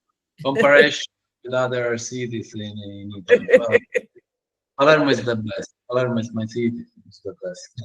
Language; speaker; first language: English; non-native, learner; Italian